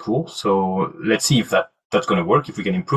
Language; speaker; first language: English; non-native, fluent; French